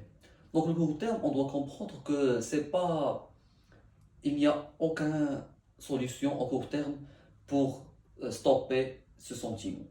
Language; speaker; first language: French; non-native, learner; Arabic